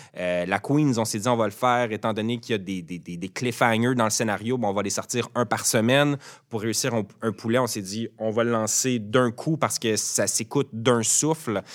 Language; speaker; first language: French; native; French